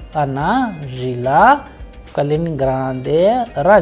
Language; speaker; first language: Russian; non-native, fluent; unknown